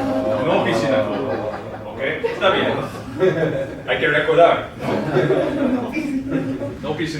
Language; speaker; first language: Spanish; non-native, fluent; English